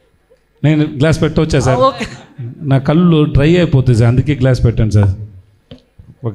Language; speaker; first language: Telugu; non-native, learner; Tamil